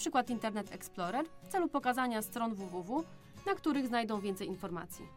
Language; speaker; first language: Polish; native; Polish